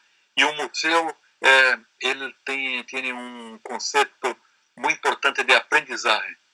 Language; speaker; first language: Spanish; non-native, learner; Portuguese